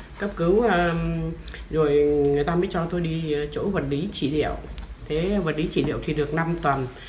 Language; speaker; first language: Vietnamese; non-native, local second language; Tày